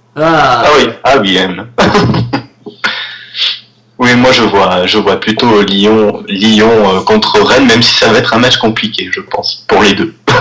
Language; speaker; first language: French; native; French